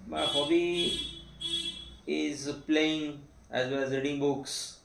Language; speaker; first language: English; non-native, local second language; Marathi